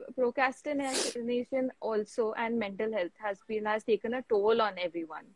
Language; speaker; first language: English; non-native, local second language; Marathi